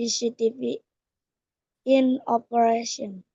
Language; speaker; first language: English; non-native, learner; Indonesian